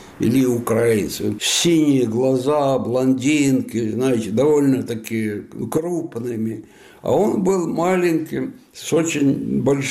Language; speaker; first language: Russian; non-native, fluent; Spanish